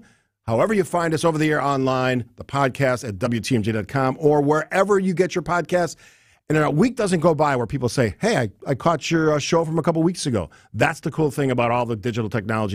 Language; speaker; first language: English; native; English